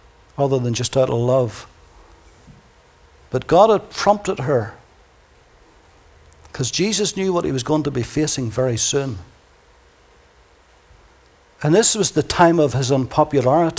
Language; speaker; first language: English; native; English